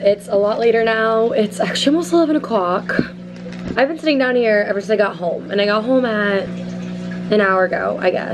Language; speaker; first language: English; native; English